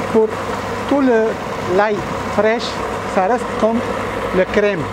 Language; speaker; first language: French; non-native, learner; Arabic